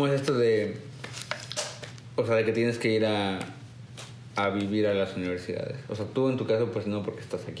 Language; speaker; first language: Spanish; native; Spanish